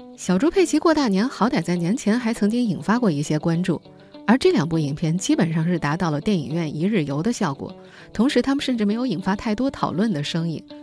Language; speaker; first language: Chinese; native; Chinese